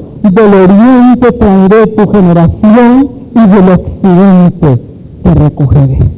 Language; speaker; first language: Spanish; native; Spanish